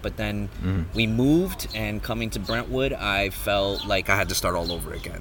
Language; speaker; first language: English; native; English